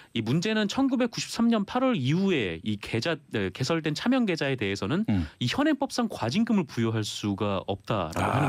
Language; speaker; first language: Korean; native; Korean